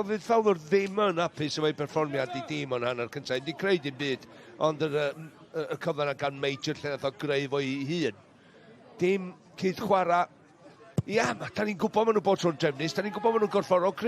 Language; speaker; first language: Welsh; native; Welsh